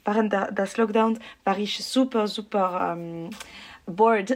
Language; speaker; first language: German; non-native, learner; French